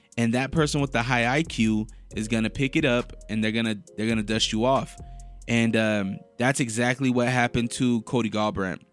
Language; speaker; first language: English; native; English